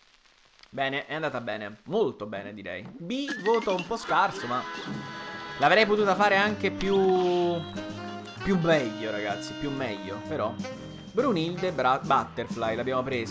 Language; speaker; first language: Italian; native; Italian